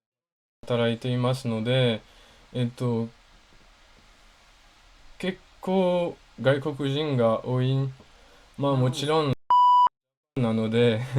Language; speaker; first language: Japanese; non-native, learner; French